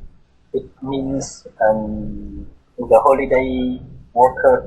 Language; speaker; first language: English; non-native, learner; Vietnamese